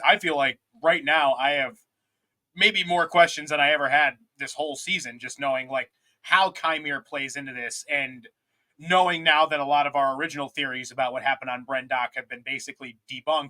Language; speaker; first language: English; native; English